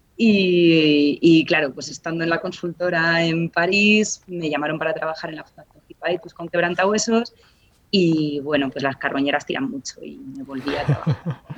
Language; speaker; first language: Spanish; native; Spanish